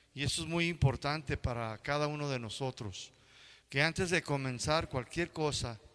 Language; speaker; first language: Spanish; early bilingual, heritage; Spanish